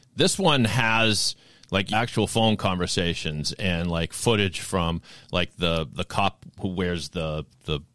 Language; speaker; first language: English; native; English